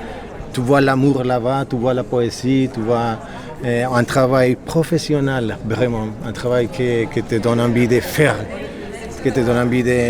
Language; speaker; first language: French; non-native, fluent; Spanish